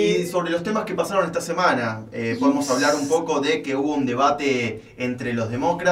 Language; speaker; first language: Spanish; native; Spanish